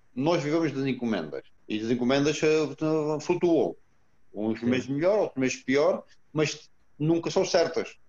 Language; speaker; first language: Portuguese; non-native, fluent; Romanian